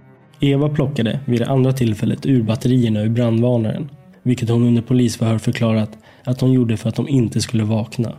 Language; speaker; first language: Swedish; native; Swedish